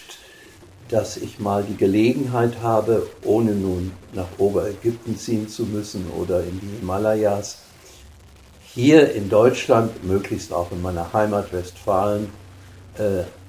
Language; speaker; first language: German; native; German